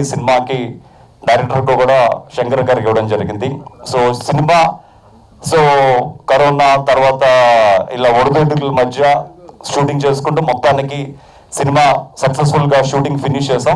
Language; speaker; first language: Telugu; native; Telugu